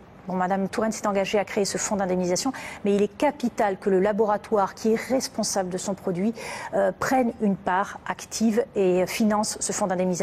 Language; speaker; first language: French; native; French